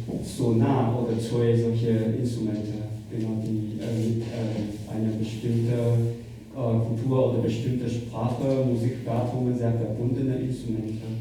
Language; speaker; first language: German; non-native, fluent; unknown